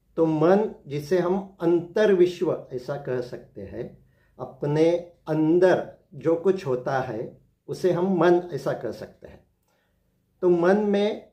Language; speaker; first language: Hindi; non-native, local second language; Marathi